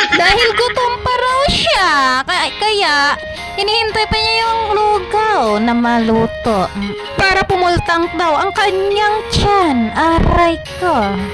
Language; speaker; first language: Filipino; non-native, local second language; Cebuano